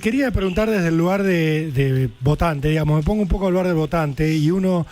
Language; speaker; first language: Spanish; native; Spanish